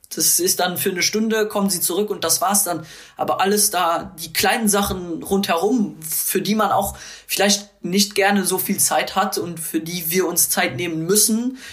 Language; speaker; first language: German; non-native, local second language; Luxembourgish